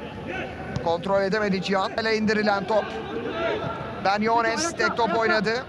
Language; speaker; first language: Turkish; native; Turkish